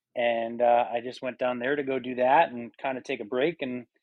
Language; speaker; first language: English; native; English